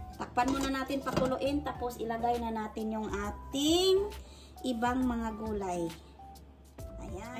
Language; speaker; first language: Filipino; non-native, local second language; Cebuano